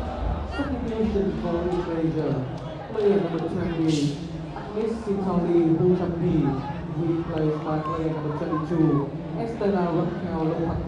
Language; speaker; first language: English; non-native, fluent; Vietnamese